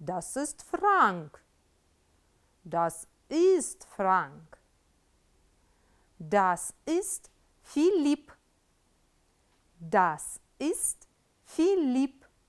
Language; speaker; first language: German; non-native, fluent; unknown